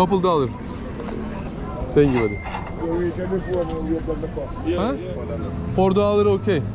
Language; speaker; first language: English; non-native, learner; Turkish